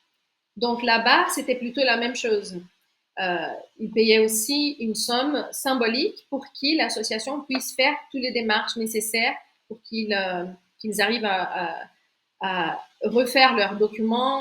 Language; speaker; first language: French; non-native, fluent; Portuguese